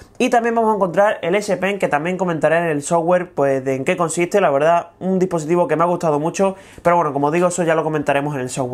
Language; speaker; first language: Spanish; native; Spanish